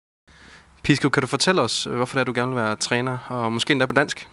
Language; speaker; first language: Danish; native; Danish